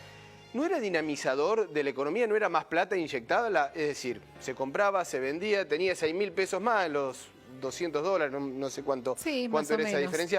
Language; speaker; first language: Spanish; native; Spanish